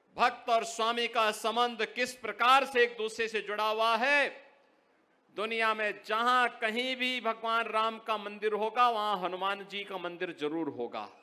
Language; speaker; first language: Hindi; native; Hindi